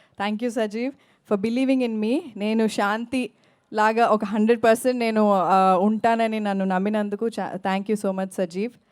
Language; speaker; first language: Telugu; native; Telugu